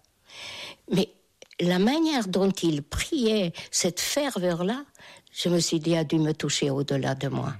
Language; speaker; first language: French; non-native, fluent; Hungarian